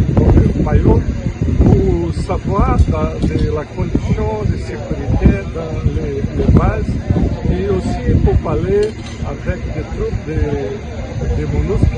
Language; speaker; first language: French; non-native, learner; Spanish